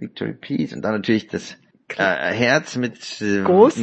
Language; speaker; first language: German; native; German